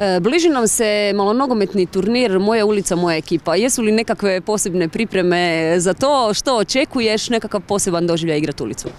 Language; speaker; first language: Serbian; native; Serbian